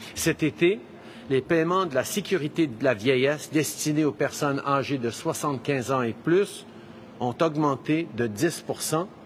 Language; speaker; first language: French; early bilingual, heritage; French